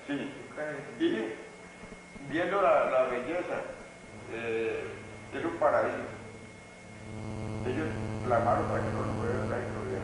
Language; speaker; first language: Spanish; native; Spanish